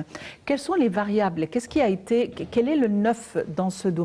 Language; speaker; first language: French; non-native, fluent; Arabic